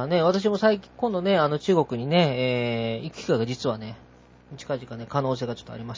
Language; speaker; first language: Japanese; native; Japanese